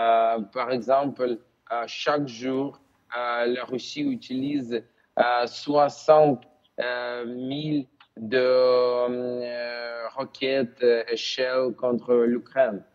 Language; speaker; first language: French; non-native, learner; Ukrainian